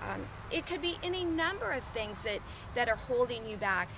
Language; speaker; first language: English; native; English